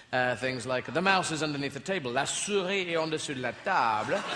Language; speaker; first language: French; non-native, learner; English